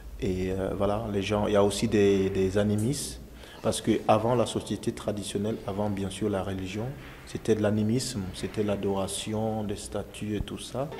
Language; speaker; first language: French; non-native, local second language; Dyula